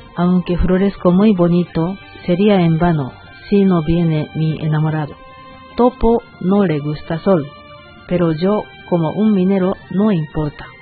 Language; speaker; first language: Spanish; non-native, learner; Japanese